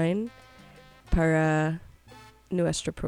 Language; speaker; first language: Spanish; non-native, learner; English